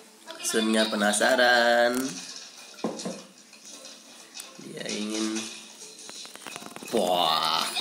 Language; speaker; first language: Indonesian; native; Indonesian